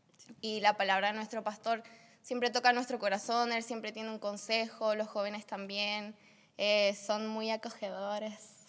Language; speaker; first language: Spanish; native; Spanish